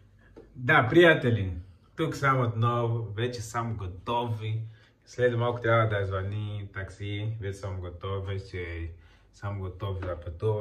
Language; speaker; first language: Bulgarian; non-native, learner; Portuguese